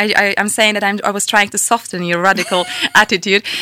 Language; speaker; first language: English; non-native, fluent; Polish